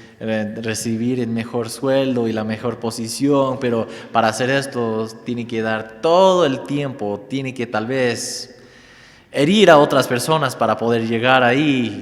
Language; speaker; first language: Spanish; non-native, fluent; English